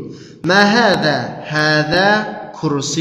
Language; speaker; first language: Arabic; non-native, fluent; Uyghur